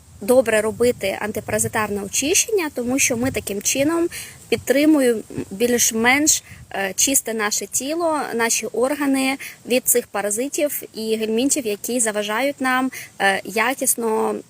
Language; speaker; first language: Ukrainian; non-native, local second language; Russian